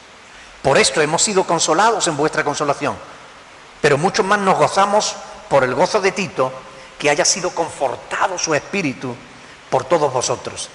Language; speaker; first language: Spanish; native; Spanish